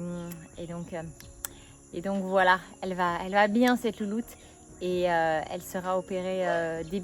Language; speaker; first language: French; native; French